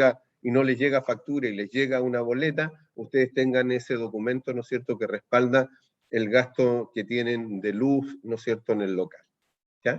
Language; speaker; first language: Spanish; native; Spanish